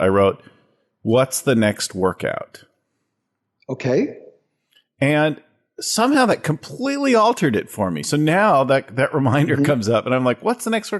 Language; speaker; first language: English; native; English